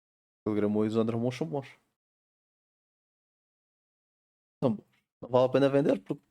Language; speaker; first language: Portuguese; native; Portuguese